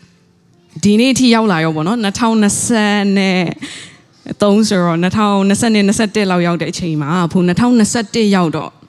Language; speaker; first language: Burmese; non-native, local second language; Tedim Chin